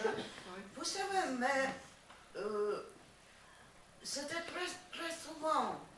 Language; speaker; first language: French; non-native, fluent; Russian